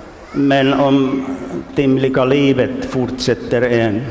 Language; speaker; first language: Swedish; non-native, local second language; Finnish